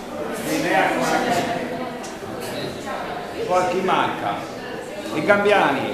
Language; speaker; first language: Italian; native; Italian